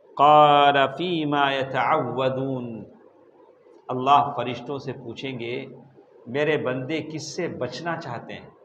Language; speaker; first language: Urdu; native; Urdu